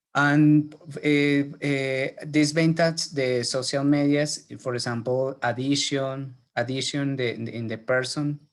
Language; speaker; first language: English; non-native, learner; Spanish